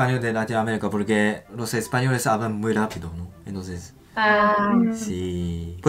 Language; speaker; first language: Spanish; non-native, learner; Japanese